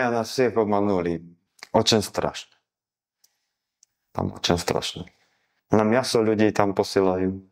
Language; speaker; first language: Russian; non-native, learner; Slovak